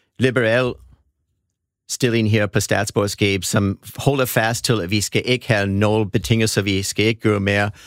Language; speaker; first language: Danish; non-native, fluent; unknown